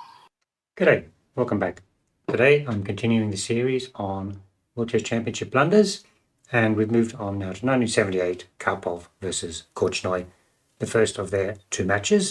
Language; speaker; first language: English; native; English